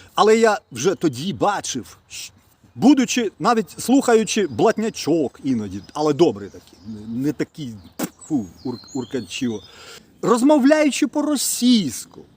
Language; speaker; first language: Ukrainian; non-native, local second language; Russian